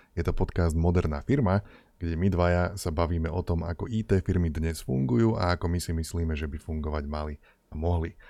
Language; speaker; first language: Slovak; native; Slovak